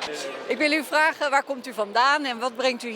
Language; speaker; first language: Dutch; native; Dutch